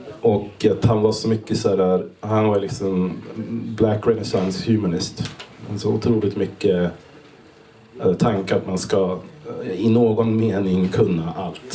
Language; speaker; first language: Swedish; native; Swedish